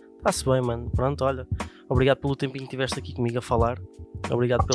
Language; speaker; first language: Portuguese; native; Portuguese